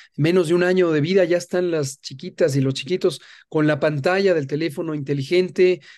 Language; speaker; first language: Spanish; native; Spanish